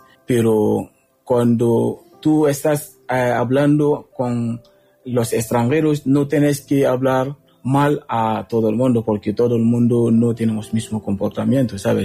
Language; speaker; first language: Spanish; non-native, learner; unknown